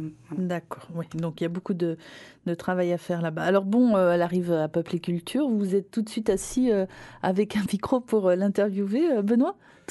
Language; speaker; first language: French; native; French